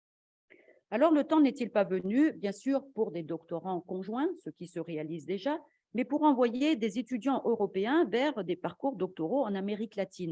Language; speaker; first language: French; native; French